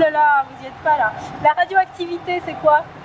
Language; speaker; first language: French; native; French